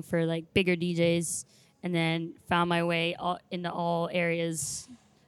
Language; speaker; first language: English; native; English